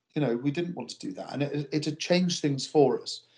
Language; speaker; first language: English; native; English